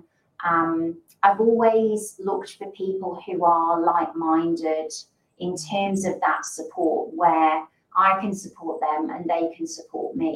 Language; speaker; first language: English; native; English